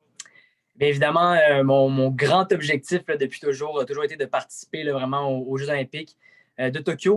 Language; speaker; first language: French; native; French